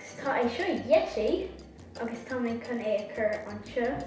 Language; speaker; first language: Irish; non-native, local second language; English